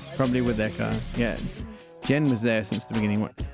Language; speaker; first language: English; native; English